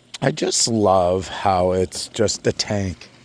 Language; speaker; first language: English; native; English